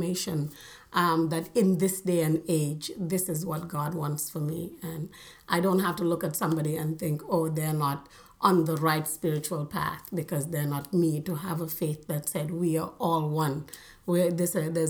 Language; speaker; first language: English; non-native, local second language; Wolof